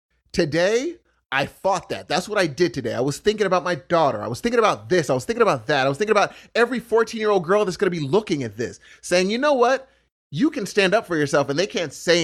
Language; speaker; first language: English; native; English